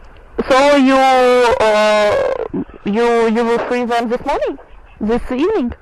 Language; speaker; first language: English; non-native, learner; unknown